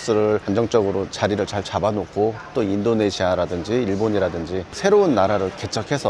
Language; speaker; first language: Korean; native; Korean